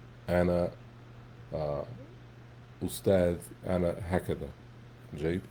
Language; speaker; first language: Arabic; non-native, fluent; English